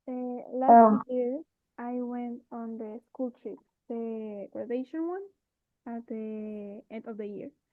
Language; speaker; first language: English; non-native, learner; Spanish